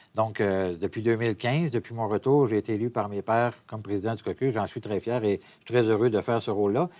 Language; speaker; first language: French; native; French